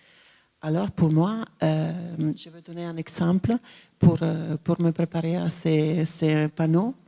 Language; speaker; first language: French; non-native, fluent; Italian